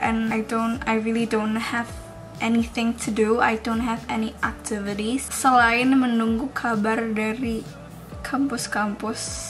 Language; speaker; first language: English; non-native, fluent; Indonesian